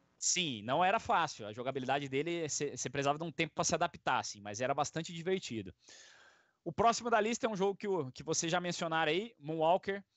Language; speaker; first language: Portuguese; native; Portuguese